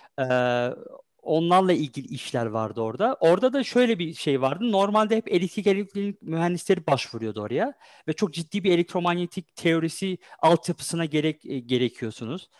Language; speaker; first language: Turkish; early bilingual, heritage; Turkish